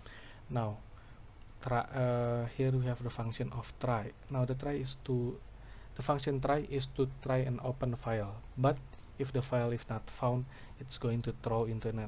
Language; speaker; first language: English; non-native, local second language; Indonesian